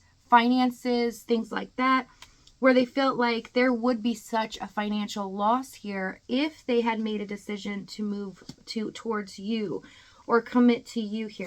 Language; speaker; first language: English; native; English